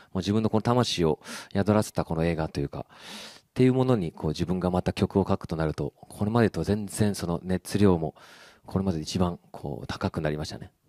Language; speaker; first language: Japanese; native; Japanese